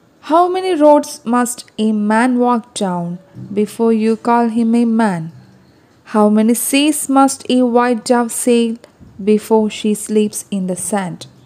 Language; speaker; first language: English; non-native, local second language; Malayalam